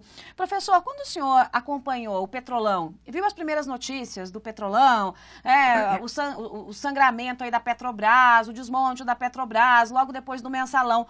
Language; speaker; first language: Portuguese; native; Portuguese